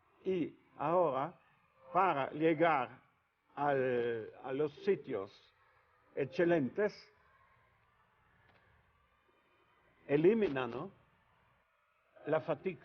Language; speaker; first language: Spanish; non-native, learner; Italian